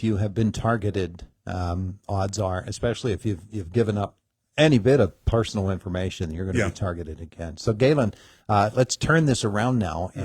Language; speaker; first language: English; native; English